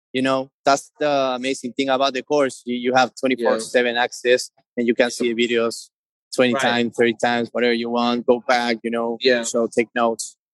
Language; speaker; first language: English; non-native, fluent; Spanish